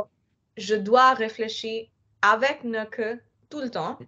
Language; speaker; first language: French; non-native, fluent; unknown